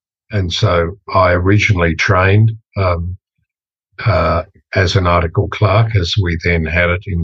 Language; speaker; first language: English; native; English